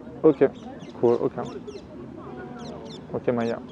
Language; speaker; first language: English; non-native, fluent; French